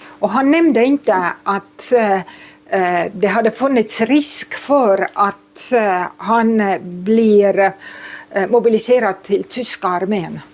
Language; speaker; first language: Swedish; non-native, fluent; Estonian